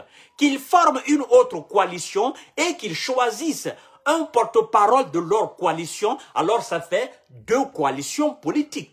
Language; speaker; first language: French; non-native, local second language; Mandingo